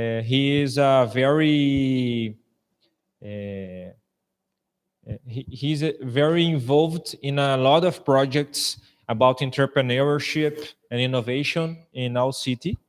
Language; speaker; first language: English; non-native, fluent; Portuguese